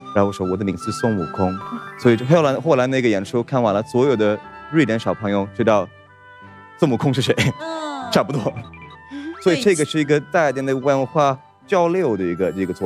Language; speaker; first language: Chinese; non-native, fluent; Swedish